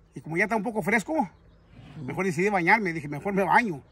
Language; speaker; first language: Spanish; native; Spanish